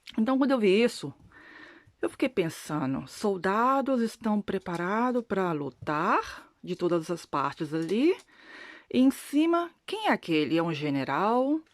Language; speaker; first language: Portuguese; non-native, learner; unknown